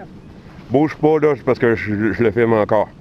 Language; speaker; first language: French; native; French